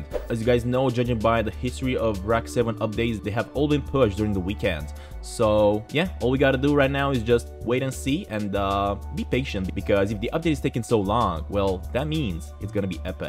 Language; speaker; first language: English; non-native, fluent; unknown